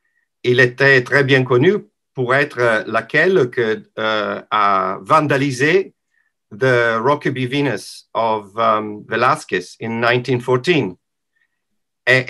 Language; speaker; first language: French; non-native, learner; English